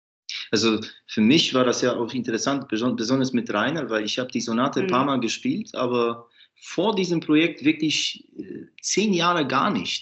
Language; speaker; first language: German; non-native, fluent; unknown